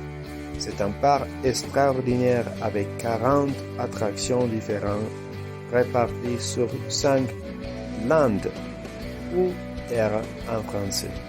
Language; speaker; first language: French; non-native, learner; Spanish